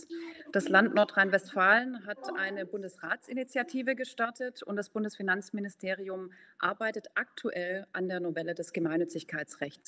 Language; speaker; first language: German; native; German